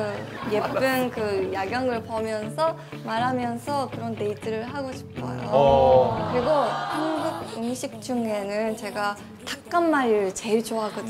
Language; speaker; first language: Korean; non-native, fluent; Japanese